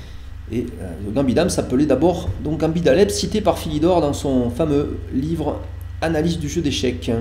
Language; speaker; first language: French; native; French